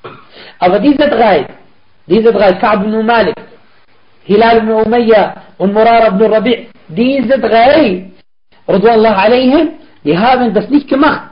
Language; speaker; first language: German; non-native, fluent; Arabic